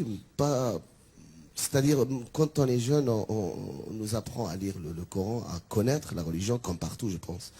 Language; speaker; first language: French; non-native, local second language; Arabic